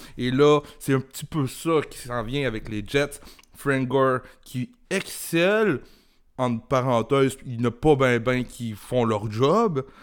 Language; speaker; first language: French; native; French